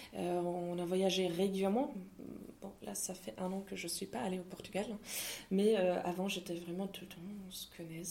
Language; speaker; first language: French; non-native, fluent; German